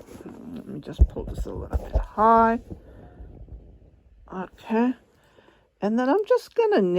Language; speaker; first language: English; non-native, fluent; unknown